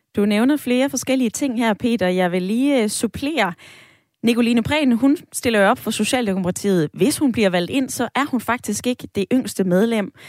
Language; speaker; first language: Danish; native; Danish